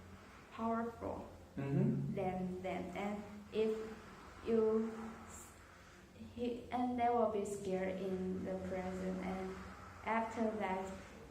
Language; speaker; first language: English; non-native, learner; Chinese